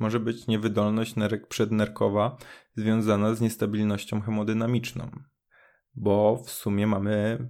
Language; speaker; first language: Polish; native; Polish